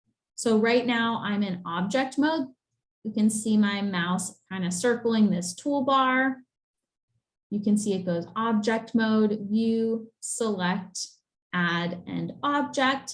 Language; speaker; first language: English; native; English